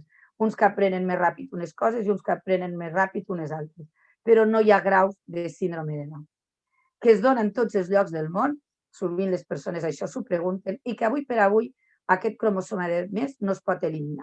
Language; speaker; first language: Catalan; native; Catalan